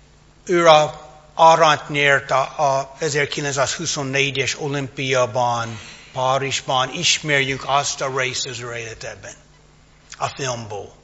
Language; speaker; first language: Hungarian; non-native, fluent; English